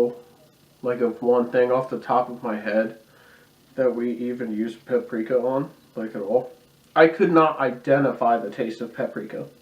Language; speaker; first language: English; native; English